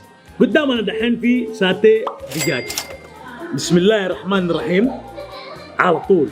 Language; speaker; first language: Arabic; native; Arabic